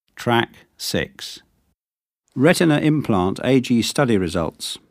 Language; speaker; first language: English; native; English